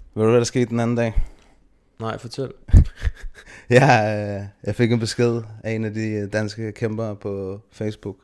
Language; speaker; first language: Danish; native; Danish